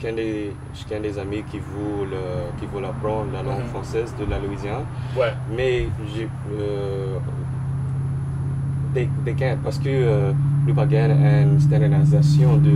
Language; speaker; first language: French; non-native, local second language; English